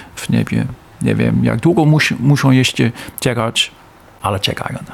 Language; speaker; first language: Polish; non-native, learner; Dutch